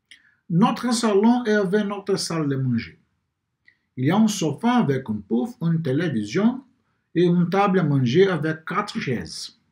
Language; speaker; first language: French; non-native, learner; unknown